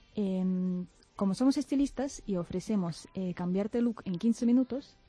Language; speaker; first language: Spanish; non-native, fluent; Russian